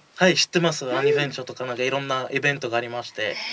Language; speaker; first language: Japanese; non-native, fluent; Bulgarian